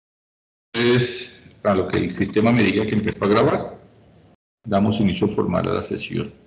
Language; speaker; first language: Spanish; native; Spanish